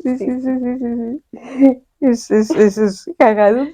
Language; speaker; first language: Catalan; non-native, fluent; Spanish